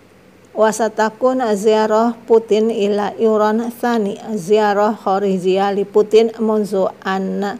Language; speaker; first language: Arabic; non-native, fluent; Indonesian